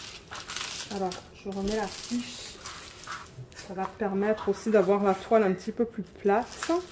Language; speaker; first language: French; native; French